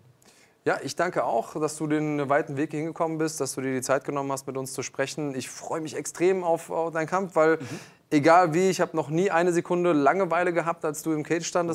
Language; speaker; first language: German; native; German